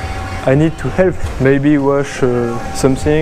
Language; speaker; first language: English; non-native, learner; French